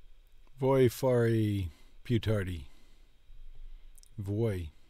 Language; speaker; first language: Italian; non-native, learner; English